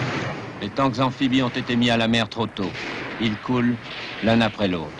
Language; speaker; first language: French; native; French